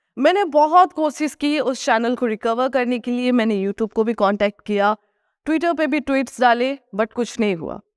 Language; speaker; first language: Hindi; non-native, local second language; Nepali